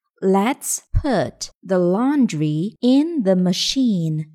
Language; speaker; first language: English; non-native, fluent; Chinese